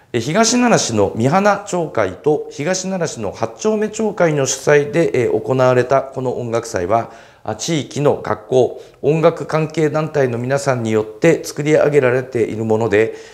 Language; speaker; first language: Japanese; native; Japanese